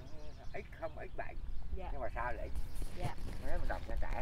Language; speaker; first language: Vietnamese; native; Vietnamese